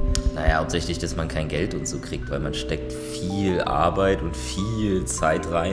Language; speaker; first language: German; native; German